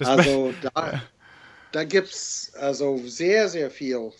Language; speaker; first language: German; non-native, fluent; English